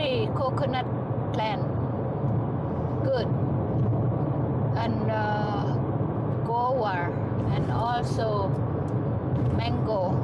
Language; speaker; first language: English; non-native, fluent; Thai